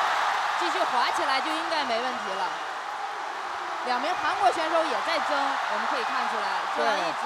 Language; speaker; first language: Chinese; native; Chinese